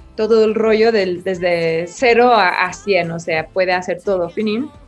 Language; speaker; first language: Spanish; non-native, learner; English